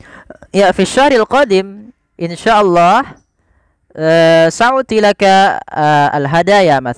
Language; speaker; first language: Arabic; non-native, fluent; Indonesian